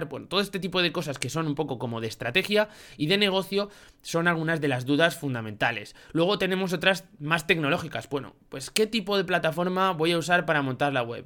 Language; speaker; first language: Spanish; native; Spanish